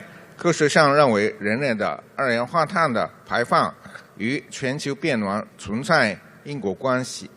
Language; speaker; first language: Chinese; non-native, fluent; Japanese